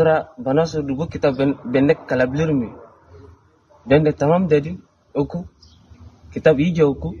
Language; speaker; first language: Turkish; non-native, learner; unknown